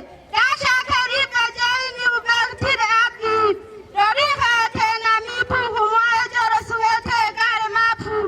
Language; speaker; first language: French; non-native, learner; Rundi